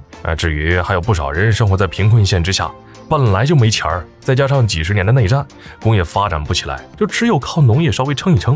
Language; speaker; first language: Chinese; native; Chinese